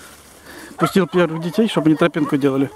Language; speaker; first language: Russian; native; Russian